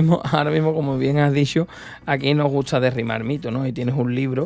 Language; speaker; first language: Spanish; native; Spanish